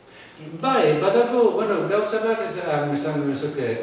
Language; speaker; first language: Basque; non-native, fluent; English